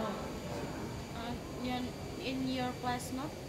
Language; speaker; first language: English; non-native, learner; Indonesian